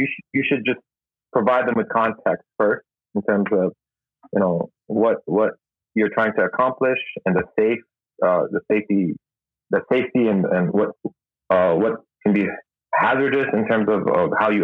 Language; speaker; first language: English; non-native, local second language; Cebuano